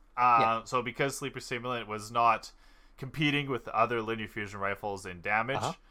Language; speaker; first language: English; native; English